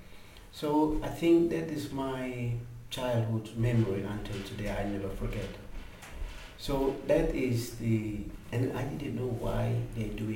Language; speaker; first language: English; non-native, learner; Indonesian